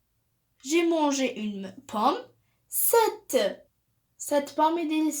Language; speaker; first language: French; non-native, local second language; Arabic